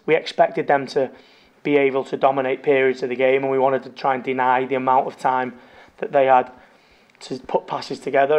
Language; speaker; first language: English; native; English